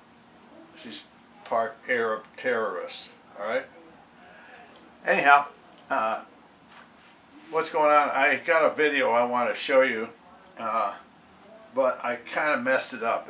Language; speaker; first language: English; native; English